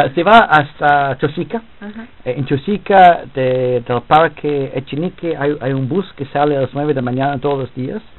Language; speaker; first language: Spanish; non-native, fluent; English